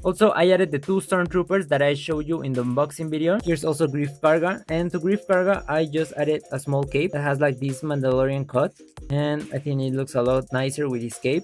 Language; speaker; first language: English; non-native, local second language; Spanish